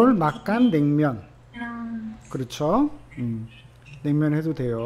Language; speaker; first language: Korean; native; Korean